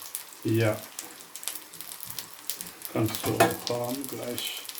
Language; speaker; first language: German; non-native, learner; Urdu